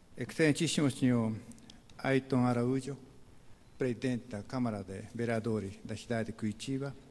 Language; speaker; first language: Portuguese; non-native, fluent; Japanese